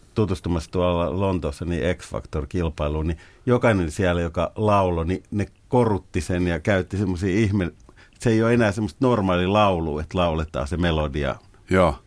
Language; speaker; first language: Finnish; native; Finnish